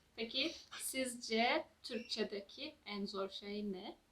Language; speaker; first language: Turkish; native; Turkish